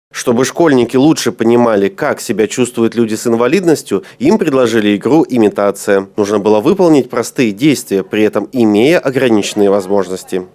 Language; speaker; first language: Russian; native; Russian